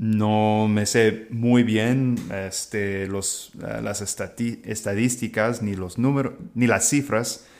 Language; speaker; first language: Spanish; non-native, fluent; English